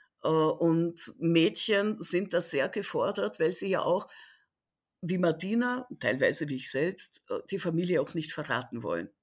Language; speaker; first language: German; early bilingual, other home language; Russian